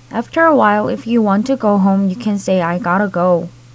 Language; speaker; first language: English; non-native, fluent; Korean